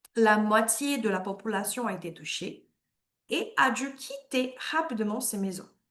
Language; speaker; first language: French; non-native, fluent; Portuguese